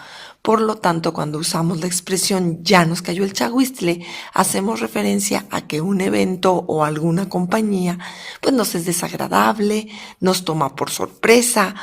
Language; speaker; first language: Spanish; native; Spanish